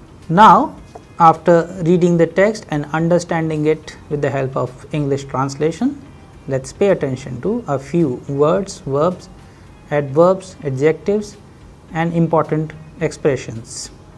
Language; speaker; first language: English; non-native, local second language; Hindi